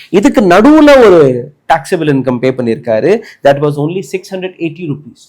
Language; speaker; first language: English; non-native, local second language; Tamil